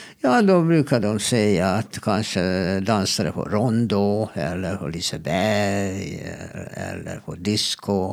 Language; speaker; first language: Swedish; non-native, fluent; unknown